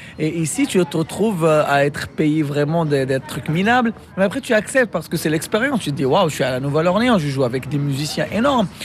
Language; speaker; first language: French; non-native, local second language; Arabic